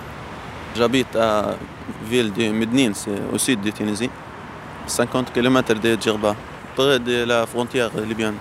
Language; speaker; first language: French; non-native, local second language; Arabic